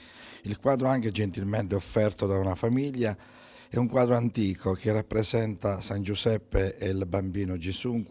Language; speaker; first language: Italian; native; Italian